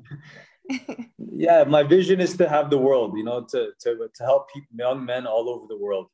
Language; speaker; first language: English; native; English